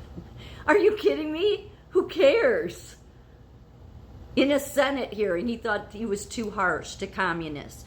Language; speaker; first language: English; native; English